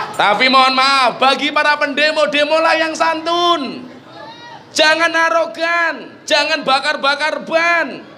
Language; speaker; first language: Indonesian; non-native, local second language; Javanese